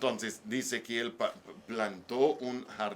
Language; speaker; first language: Spanish; non-native, learner; English